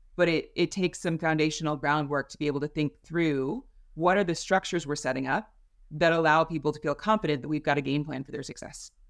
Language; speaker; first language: English; native; English